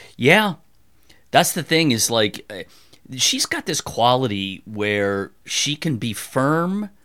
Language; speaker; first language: English; native; English